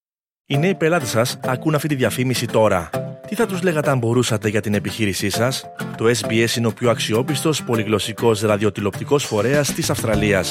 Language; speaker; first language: Greek; native; Greek